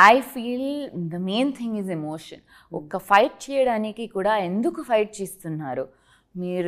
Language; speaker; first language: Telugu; non-native, learner; Tulu